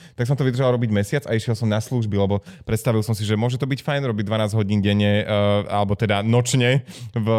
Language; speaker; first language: Slovak; native; Slovak